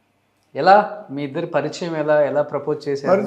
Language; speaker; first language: Telugu; native; Telugu